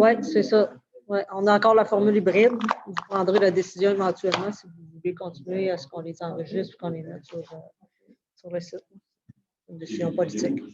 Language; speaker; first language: French; native; French